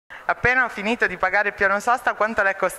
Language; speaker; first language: Italian; native; Italian